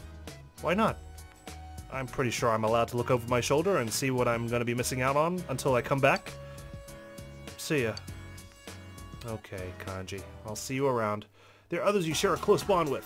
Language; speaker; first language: English; native; English